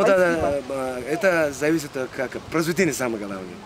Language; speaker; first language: Russian; non-native, learner; Mongolian